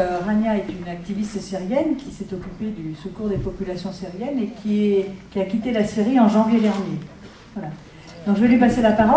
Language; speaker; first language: French; native; French